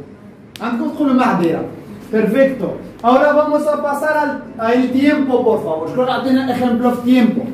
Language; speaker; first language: Spanish; non-native, fluent; Arabic